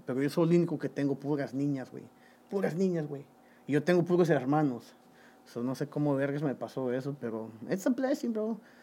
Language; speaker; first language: Spanish; early bilingual, heritage; Spanish